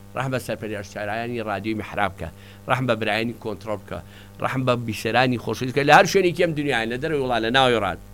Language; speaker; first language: Central Kurdish; native; Central Kurdish